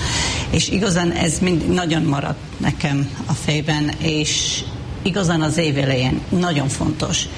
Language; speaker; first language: Hungarian; non-native, fluent; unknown